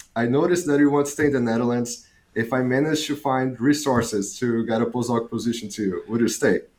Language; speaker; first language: English; non-native, fluent; Portuguese